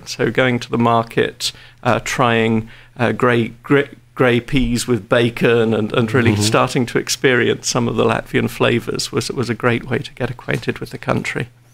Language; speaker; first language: English; native; English